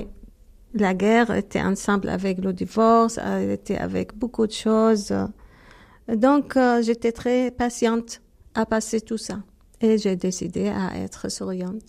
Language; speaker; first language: French; non-native, learner; Arabic